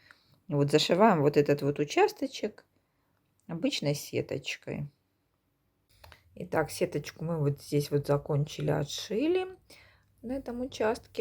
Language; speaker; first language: Russian; native; Russian